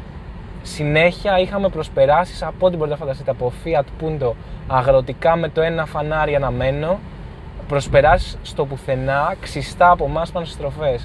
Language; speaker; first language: Greek; native; Greek